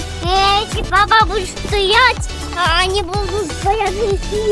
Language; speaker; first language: Russian; early bilingual, heritage; Russian